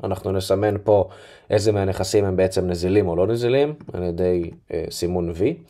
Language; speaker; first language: Hebrew; native; Hebrew